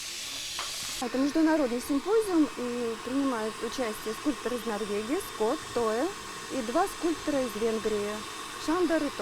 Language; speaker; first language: Russian; native; Russian